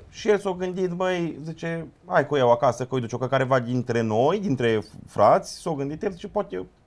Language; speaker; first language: Romanian; native; Romanian